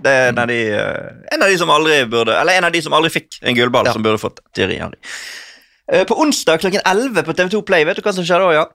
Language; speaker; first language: Norwegian; native; Norwegian